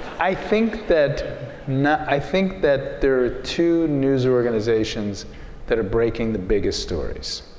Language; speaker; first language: English; native; English